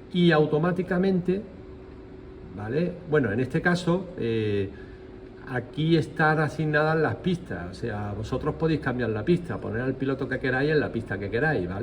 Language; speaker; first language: Spanish; native; Spanish